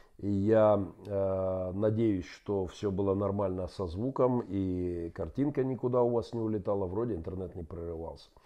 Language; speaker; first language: Russian; native; Russian